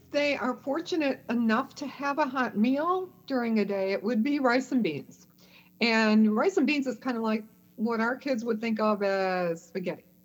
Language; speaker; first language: English; native; English